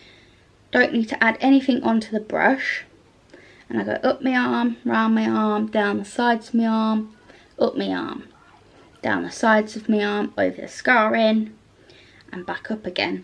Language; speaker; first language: English; native; English